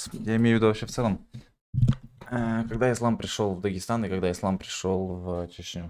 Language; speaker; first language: Russian; native; Russian